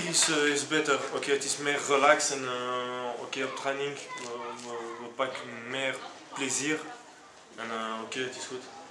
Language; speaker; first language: Dutch; non-native, local second language; French